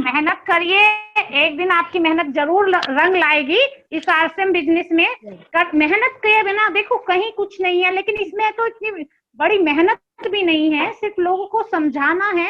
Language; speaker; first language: Hindi; native; Hindi